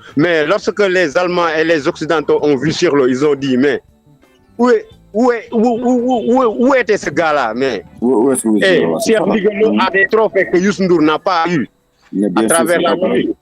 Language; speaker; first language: French; non-native, local second language; Wolof